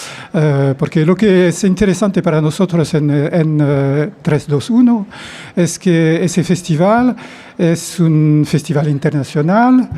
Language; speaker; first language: Spanish; non-native, fluent; French